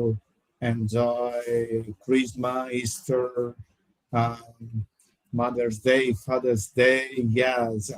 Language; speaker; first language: English; non-native, learner; Portuguese